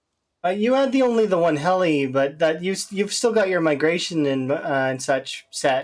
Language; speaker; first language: English; native; English